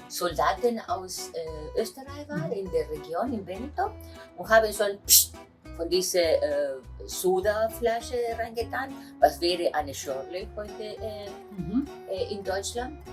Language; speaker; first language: German; non-native, fluent; Italian